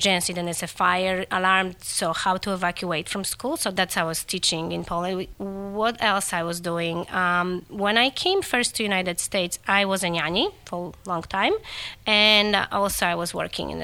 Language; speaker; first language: English; non-native, fluent; Polish